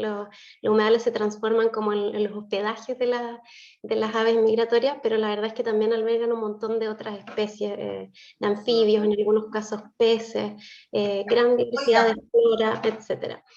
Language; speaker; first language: Spanish; native; Spanish